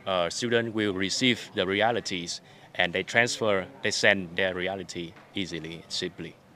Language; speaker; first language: English; non-native, fluent; Vietnamese